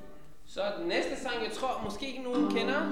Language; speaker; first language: Danish; non-native, fluent; Hebrew